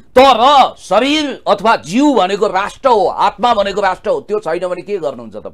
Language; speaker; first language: Nepali; native; Nepali